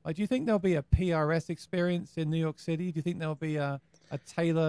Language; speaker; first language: English; native; English